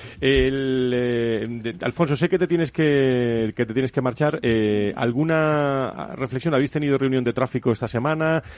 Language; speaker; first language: Spanish; native; Spanish